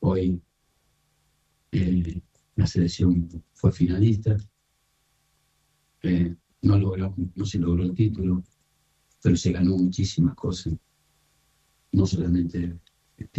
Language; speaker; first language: Spanish; native; Spanish